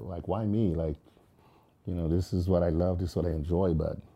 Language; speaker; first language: English; early bilingual, other home language; Jamaican Creole English